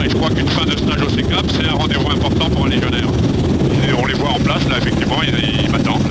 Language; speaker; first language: French; native; French